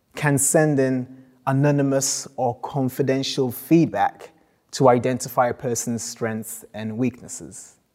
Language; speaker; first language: English; non-native, local second language; Akan